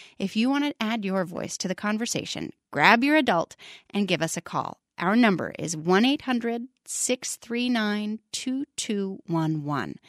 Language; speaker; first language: English; native; English